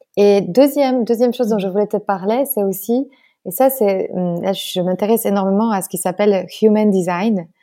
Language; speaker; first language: French; non-native, fluent; Polish